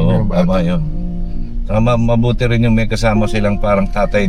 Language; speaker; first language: Filipino; native; Filipino